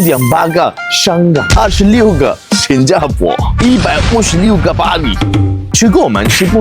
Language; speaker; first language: Chinese; non-native, learner; Korean